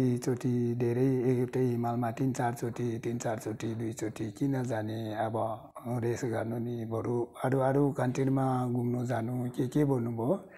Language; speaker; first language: Nepali; non-native, local second language; Sherpa